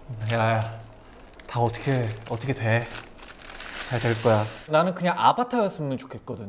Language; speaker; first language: Korean; early bilingual, heritage; Korean